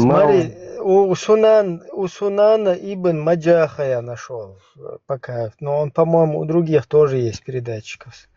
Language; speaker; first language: Russian; native; Russian